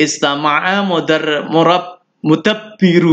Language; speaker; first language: Arabic; non-native, fluent; Indonesian